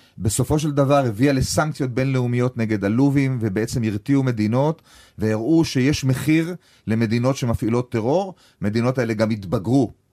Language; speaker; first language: Hebrew; native; Hebrew